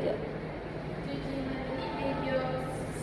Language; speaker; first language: Japanese; non-native, learner; Indonesian